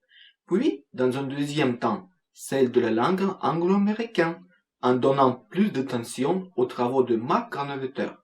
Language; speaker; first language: French; non-native, fluent; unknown